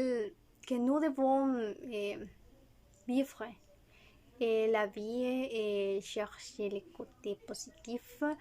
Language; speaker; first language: French; non-native, learner; Spanish